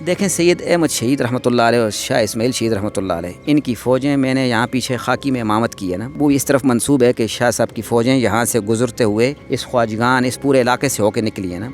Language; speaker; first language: Urdu; non-native, local second language; Northern Hindko